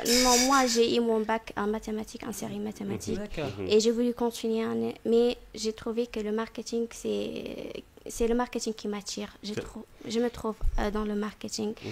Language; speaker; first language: French; non-native, fluent; Arabic